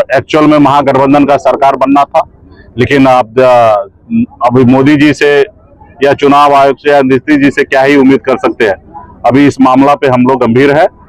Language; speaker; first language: Hindi; native; Hindi